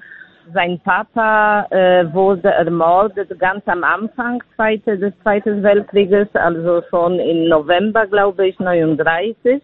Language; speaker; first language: German; non-native, fluent; Polish